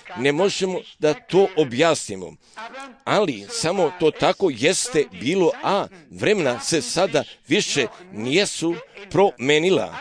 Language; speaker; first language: Croatian; early bilingual, heritage; Serbian